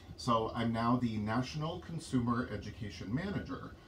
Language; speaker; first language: English; native; English